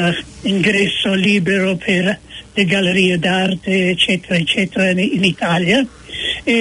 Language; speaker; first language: Italian; non-native, fluent; English